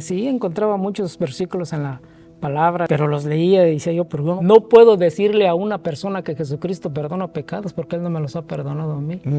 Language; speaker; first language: Spanish; native; Spanish